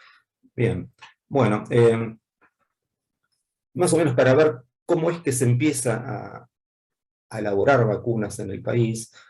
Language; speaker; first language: Spanish; native; Spanish